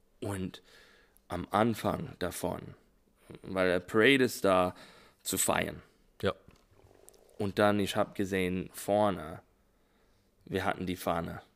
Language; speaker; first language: German; non-native, learner; English